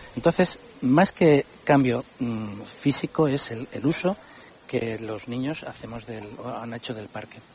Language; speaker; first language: Spanish; native; Spanish